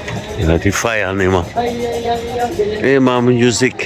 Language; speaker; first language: German; non-native, learner; Persian